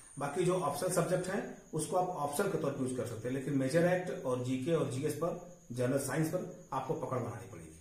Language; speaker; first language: Hindi; native; Hindi